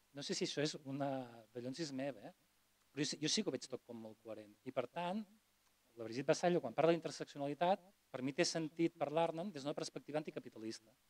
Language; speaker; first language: Catalan; non-native, local second language; Spanish